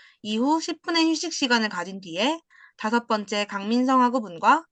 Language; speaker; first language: Korean; native; Korean